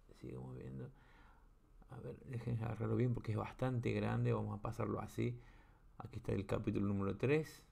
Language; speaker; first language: Spanish; native; Spanish